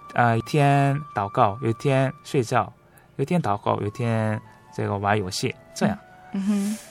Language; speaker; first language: Chinese; non-native, learner; Korean